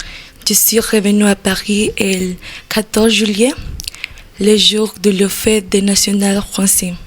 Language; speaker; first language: French; non-native, learner; Spanish